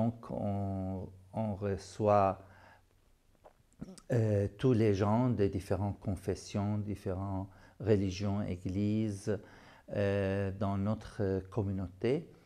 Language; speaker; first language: French; non-native, local second language; Arabic